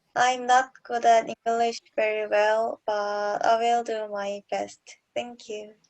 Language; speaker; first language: English; non-native, learner; Korean